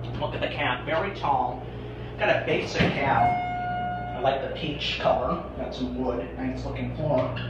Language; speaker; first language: English; native; English